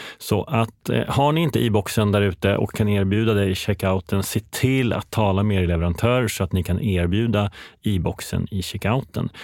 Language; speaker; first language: Swedish; native; Swedish